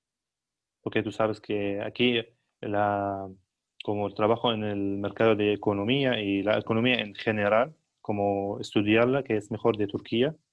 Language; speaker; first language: Spanish; non-native, learner; Arabic